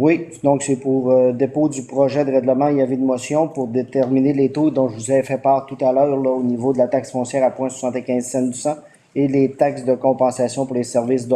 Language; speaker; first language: French; native; French